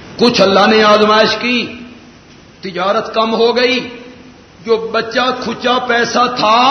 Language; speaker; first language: Urdu; non-native, local second language; Punjabi